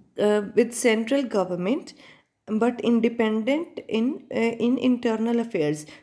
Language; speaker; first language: English; non-native, local second language; Punjabi